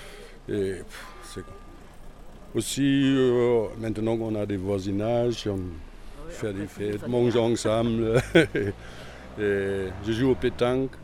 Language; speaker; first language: French; non-native, learner; German